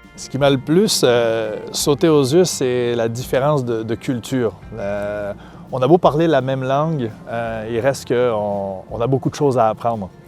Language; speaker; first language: French; native; French